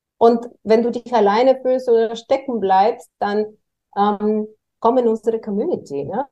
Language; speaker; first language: German; non-native, fluent; Bulgarian